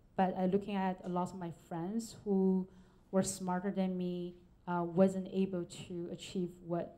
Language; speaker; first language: English; non-native, fluent; Chinese